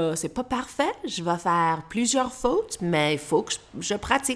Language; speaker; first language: French; non-native, learner; English